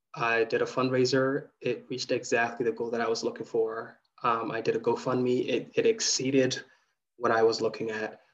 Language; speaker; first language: English; early bilingual, other home language; Somali